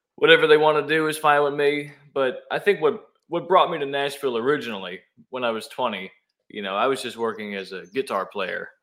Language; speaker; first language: English; native; English